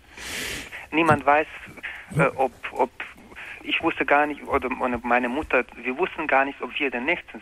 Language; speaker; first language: German; non-native, learner; Croatian